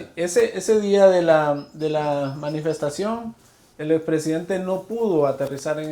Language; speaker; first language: Spanish; native; Spanish